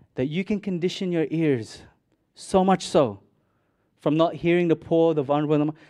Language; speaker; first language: English; non-native, local second language; Cebuano